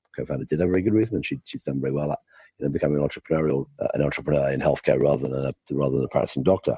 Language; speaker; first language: English; native; English